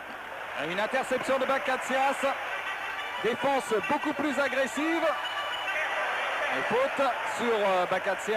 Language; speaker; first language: French; native; French